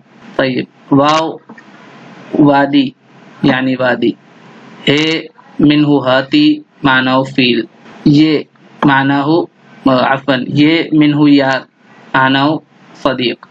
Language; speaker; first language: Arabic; non-native, fluent; Urdu